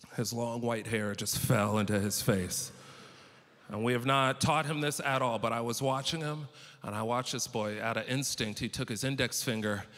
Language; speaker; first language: English; native; English